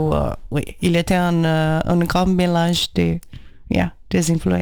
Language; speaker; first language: French; non-native, learner; Portuguese